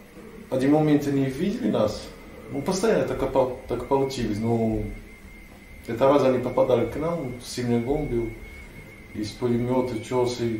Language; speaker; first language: Russian; non-native, learner; Portuguese